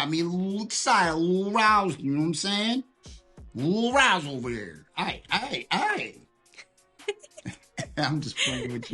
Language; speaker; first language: English; native; English